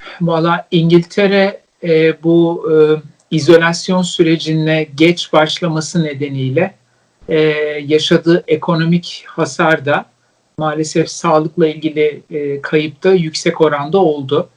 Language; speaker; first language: Turkish; native; Turkish